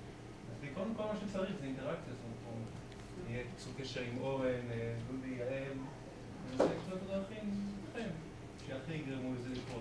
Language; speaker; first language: Hebrew; native; Hebrew